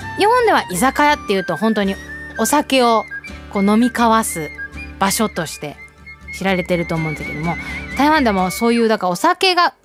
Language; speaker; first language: Japanese; early bilingual, heritage; Japanese